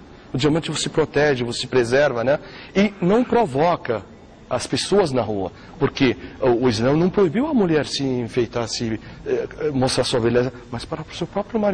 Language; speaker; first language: Portuguese; non-native, fluent; Arabic